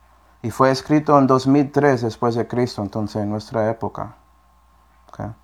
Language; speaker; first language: Spanish; non-native, fluent; English